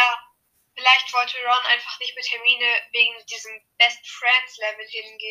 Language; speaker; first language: German; native; German